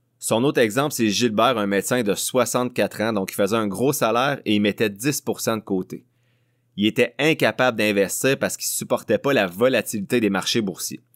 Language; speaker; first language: French; native; French